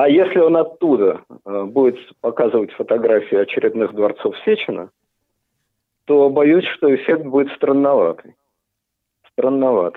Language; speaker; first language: Russian; native; Russian